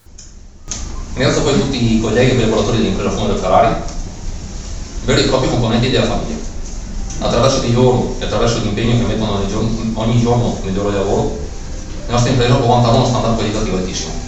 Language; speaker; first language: Italian; native; Italian